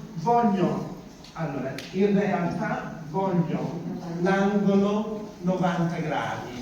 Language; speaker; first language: Italian; non-native, fluent; English